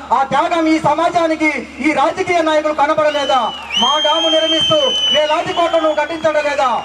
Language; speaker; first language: Telugu; non-native, local second language; Lambadi